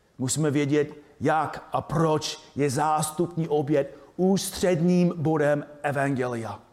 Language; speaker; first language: Czech; non-native, fluent; English